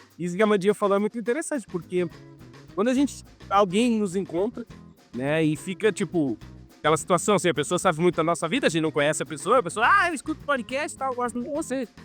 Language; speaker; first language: Portuguese; native; Portuguese